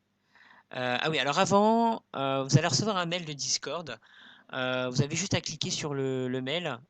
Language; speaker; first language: French; native; French